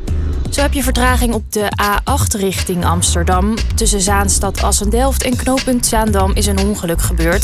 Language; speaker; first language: Dutch; native; Dutch